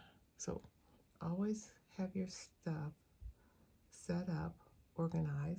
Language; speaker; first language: English; native; English